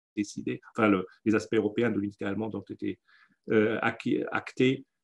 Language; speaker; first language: French; non-native, fluent; German